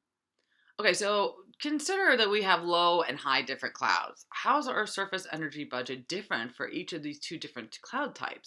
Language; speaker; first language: English; native; English